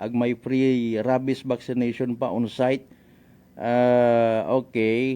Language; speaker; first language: English; non-native, local second language; Aklanon